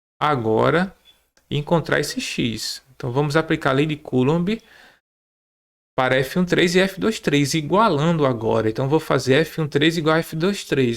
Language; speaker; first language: Portuguese; native; Portuguese